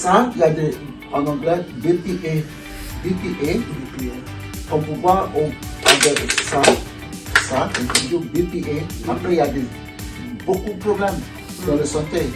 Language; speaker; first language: French; non-native, learner; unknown